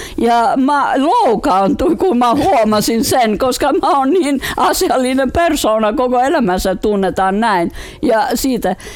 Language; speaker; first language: Finnish; non-native, fluent; Albanian